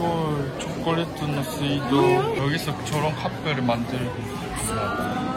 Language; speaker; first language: Korean; non-native, learner; Japanese